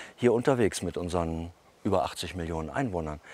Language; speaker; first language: German; native; German